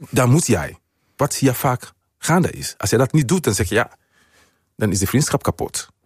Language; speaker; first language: Dutch; non-native, fluent; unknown